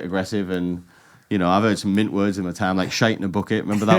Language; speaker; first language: English; native; English